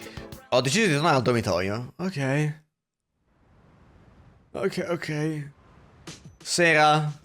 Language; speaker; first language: Italian; native; Italian